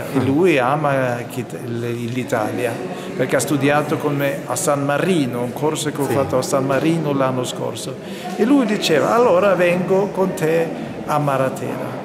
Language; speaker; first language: Italian; non-native, fluent; Swedish